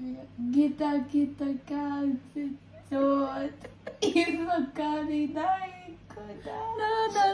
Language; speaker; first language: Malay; early bilingual, heritage; English